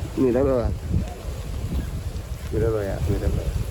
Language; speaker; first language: Spanish; native; Spanish